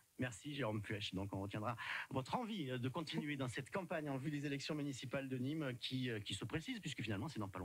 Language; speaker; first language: French; native; French